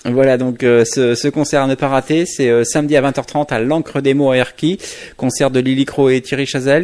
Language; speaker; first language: French; native; French